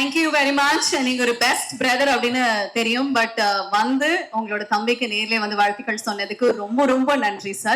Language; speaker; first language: Tamil; native; Tamil